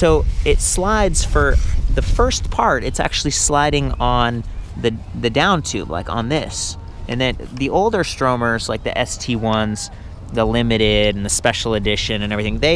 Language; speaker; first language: English; native; English